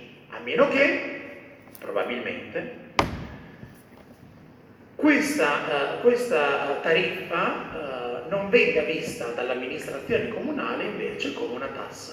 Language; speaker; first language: Italian; native; Italian